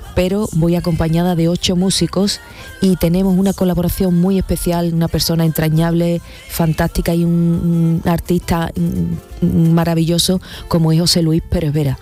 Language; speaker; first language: Spanish; native; Spanish